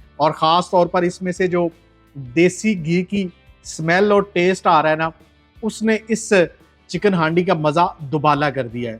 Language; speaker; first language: Urdu; native; Urdu